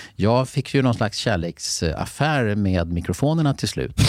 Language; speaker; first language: Swedish; native; Swedish